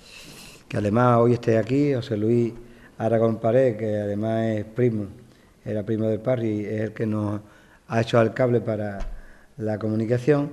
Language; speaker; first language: Spanish; native; Spanish